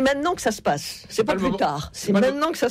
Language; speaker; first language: French; native; French